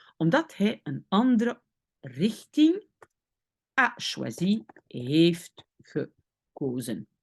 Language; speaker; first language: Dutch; non-native, fluent; French